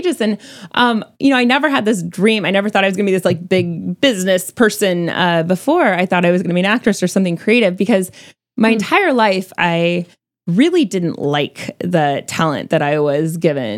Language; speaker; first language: English; native; English